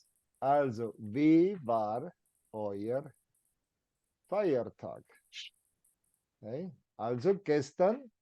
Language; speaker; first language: German; non-native, fluent; English